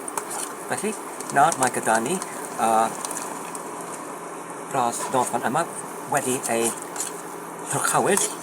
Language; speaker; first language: Welsh; non-native, learner; English